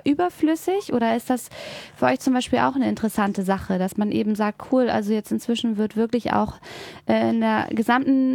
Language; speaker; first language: German; native; German